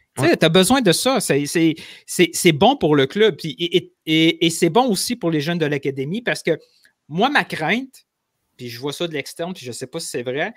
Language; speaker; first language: French; native; French